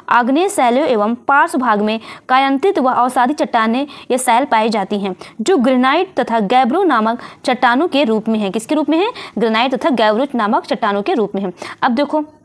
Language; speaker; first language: Hindi; native; Hindi